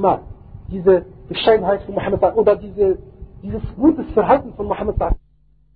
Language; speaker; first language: German; non-native, fluent; Arabic